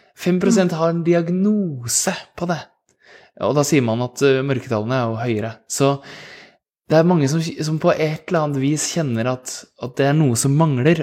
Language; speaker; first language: Norwegian; native; Norwegian